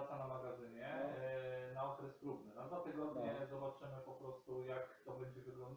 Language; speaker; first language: Polish; native; Polish